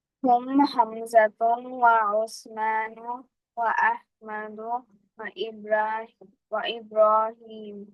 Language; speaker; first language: Arabic; non-native, learner; Bangla